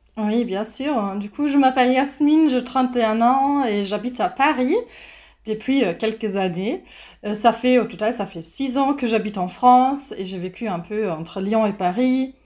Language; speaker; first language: French; non-native, fluent; German